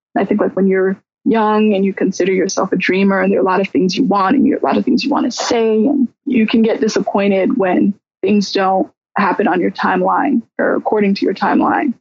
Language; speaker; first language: English; native; English